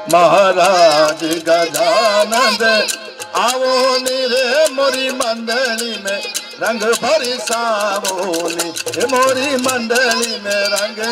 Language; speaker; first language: Hindi; native; Hindi